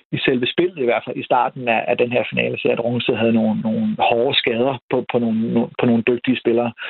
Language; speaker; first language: Danish; native; Danish